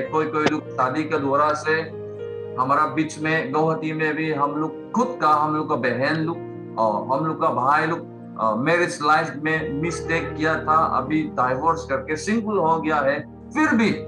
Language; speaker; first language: Hindi; non-native, local second language; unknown